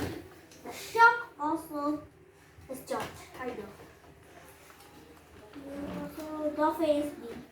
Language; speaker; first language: English; non-native, learner; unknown